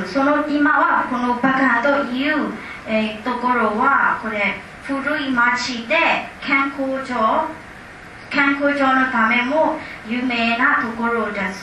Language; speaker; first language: Japanese; non-native, learner; Burmese